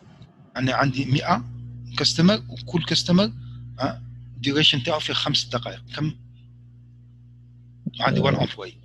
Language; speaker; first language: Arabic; native; Arabic